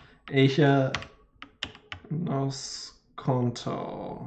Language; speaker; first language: Spanish; non-native, learner; English